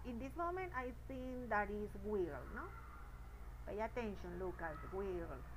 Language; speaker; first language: English; non-native, learner; Spanish